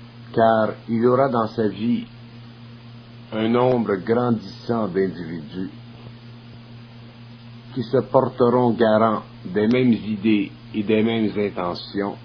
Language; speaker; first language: French; native; French